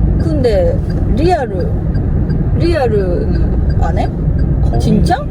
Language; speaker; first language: Korean; non-native, learner; Japanese